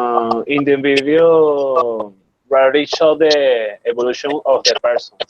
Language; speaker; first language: English; non-native, learner; Spanish